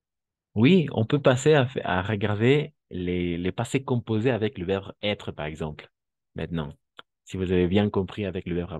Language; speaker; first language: French; non-native, fluent; Spanish